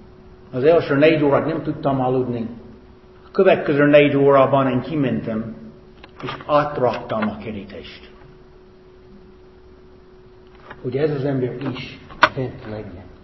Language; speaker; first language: Hungarian; non-native, fluent; English